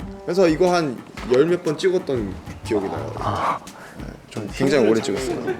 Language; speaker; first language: Korean; native; Korean